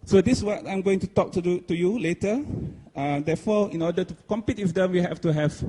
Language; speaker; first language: English; non-native, local second language; Malay